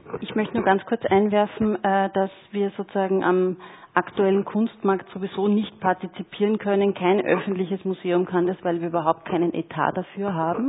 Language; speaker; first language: German; native; German